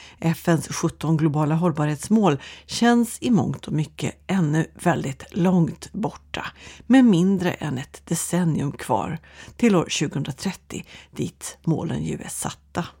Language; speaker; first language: Swedish; native; Swedish